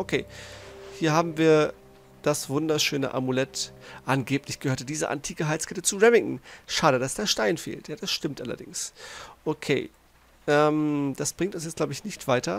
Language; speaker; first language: German; native; German